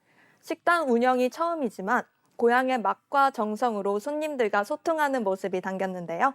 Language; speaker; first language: Korean; native; Korean